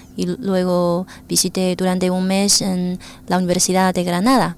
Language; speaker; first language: Spanish; non-native, fluent; Chinese